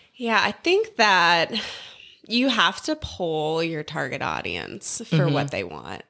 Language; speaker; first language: English; native; English